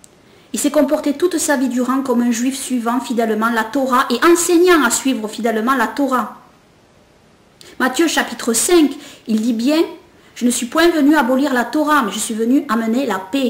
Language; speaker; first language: French; native; French